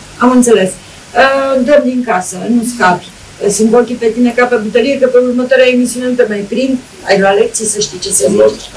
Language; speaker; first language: Romanian; native; Romanian